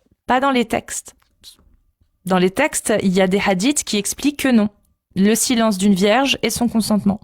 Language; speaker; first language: French; native; French